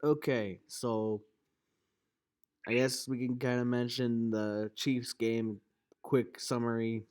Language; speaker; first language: English; native; English